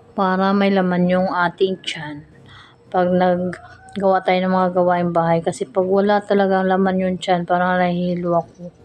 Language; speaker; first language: Filipino; non-native, local second language; Cebuano